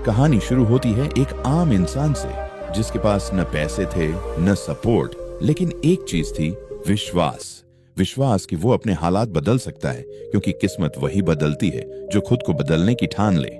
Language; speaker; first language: Hindi; native; Hindi